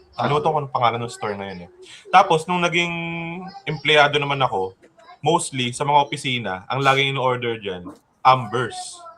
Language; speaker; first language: Filipino; native; Filipino